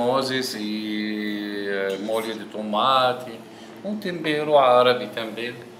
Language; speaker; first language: Portuguese; non-native, learner; Arabic